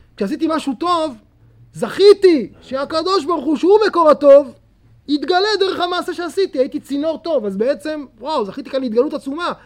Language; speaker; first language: Hebrew; native; Hebrew